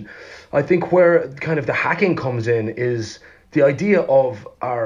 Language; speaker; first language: English; native; English